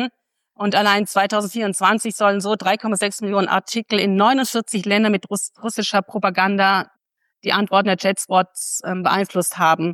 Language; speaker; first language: German; native; German